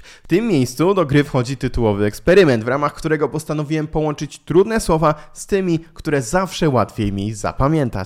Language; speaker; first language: Polish; native; Polish